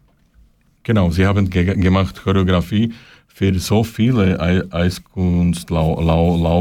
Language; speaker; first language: German; non-native, learner; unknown